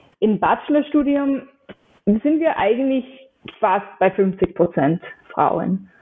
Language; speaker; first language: German; non-native, fluent; English